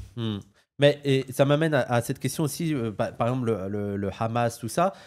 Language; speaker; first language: French; native; French